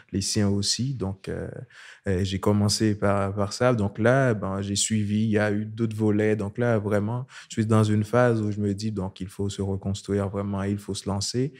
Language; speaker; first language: French; non-native, local second language; Haitian Creole